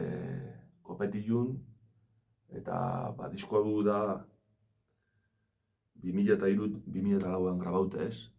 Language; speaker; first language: Basque; native; Basque